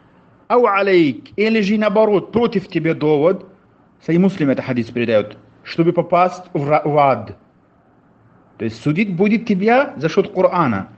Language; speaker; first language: Russian; non-native, fluent; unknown